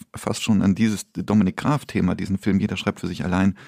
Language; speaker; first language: German; early bilingual, other home language; Polish